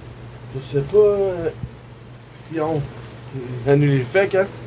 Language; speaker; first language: French; native; French